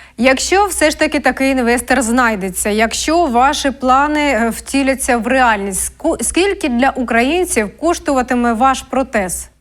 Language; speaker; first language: Ukrainian; native; Ukrainian